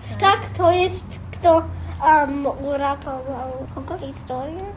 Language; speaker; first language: Polish; early bilingual, heritage; Polish